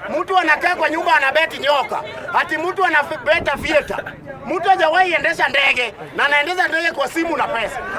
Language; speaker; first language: Swahili; native; Swahili